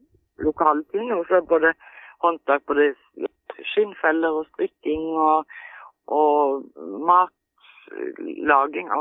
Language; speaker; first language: Norwegian; native; Norwegian